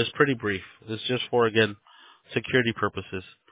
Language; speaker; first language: English; early bilingual, other home language; Spanish